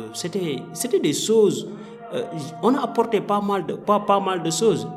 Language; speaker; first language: French; non-native, local second language; Wolof